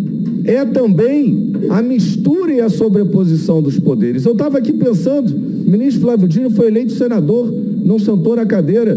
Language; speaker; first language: Portuguese; native; Portuguese